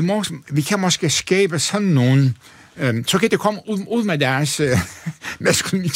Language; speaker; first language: Danish; non-native, fluent; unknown